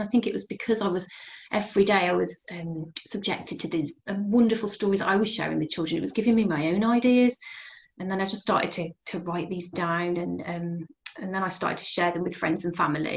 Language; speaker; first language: English; native; English